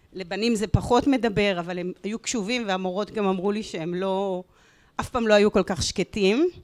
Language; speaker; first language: Hebrew; native; Hebrew